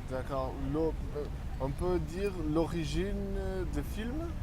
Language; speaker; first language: French; non-native, learner; Portuguese